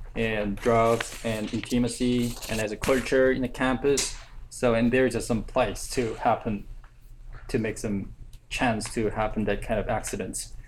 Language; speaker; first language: English; non-native, fluent; Korean